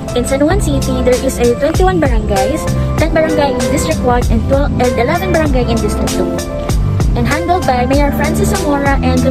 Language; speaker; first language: English; non-native, local second language; Filipino